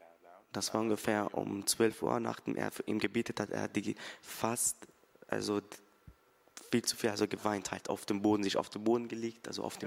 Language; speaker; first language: German; early bilingual, other home language; Persian